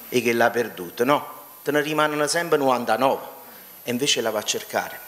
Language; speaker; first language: Italian; native; Italian